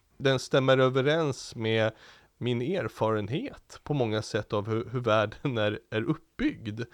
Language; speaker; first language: Swedish; native; Swedish